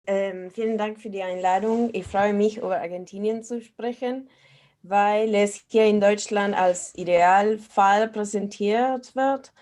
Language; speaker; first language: German; non-native, fluent; Spanish